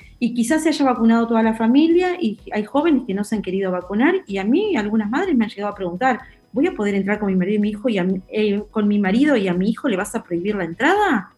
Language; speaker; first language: Spanish; native; Spanish